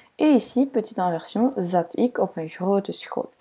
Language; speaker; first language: Dutch; non-native, local second language; French